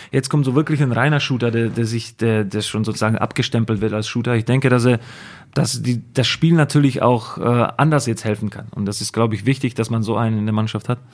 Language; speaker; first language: German; non-native, fluent; Slovak